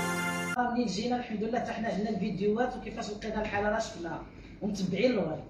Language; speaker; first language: Arabic; native; Arabic